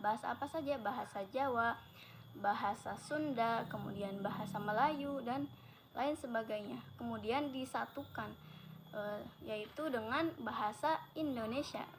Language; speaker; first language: Indonesian; non-native, local second language; Javanese